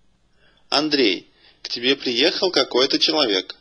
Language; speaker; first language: Russian; native; Russian